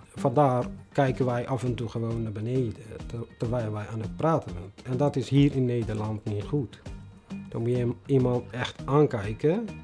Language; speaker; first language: Dutch; non-native, fluent; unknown